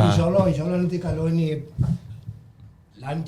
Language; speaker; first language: Indonesian; non-native, learner; Spanish